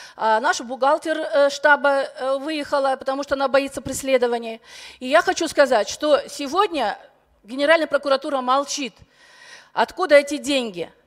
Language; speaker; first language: Russian; native; Russian